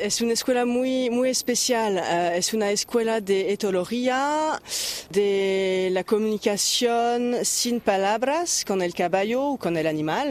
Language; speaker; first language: Spanish; non-native, learner; French